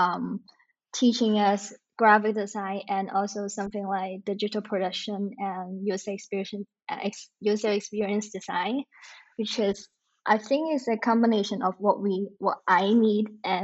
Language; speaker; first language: English; non-native, local second language; Cantonese